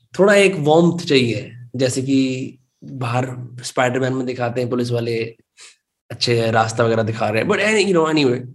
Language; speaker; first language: Hindi; native; Hindi